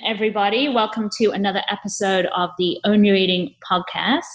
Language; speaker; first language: English; native; English